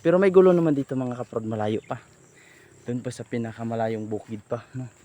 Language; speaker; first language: Filipino; non-native, local second language; Cebuano